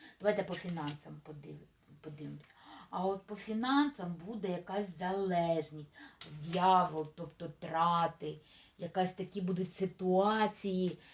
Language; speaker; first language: Ukrainian; non-native, local second language; Russian